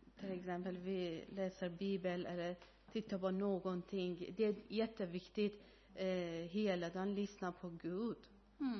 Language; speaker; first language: Swedish; non-native, learner; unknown